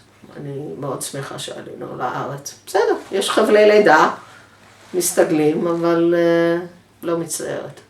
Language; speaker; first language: Hebrew; early bilingual, other home language; English